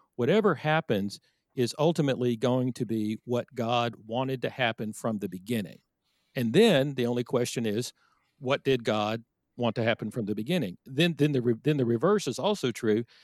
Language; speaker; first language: English; native; English